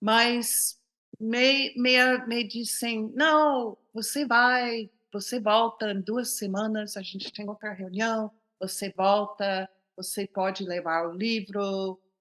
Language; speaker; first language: Portuguese; non-native, fluent; English